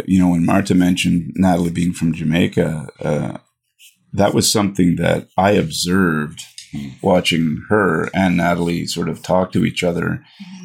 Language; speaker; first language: English; native; English